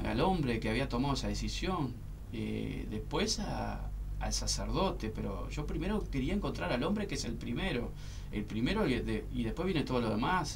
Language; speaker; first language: Spanish; native; Spanish